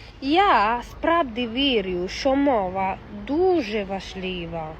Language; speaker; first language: Ukrainian; non-native, learner; Italian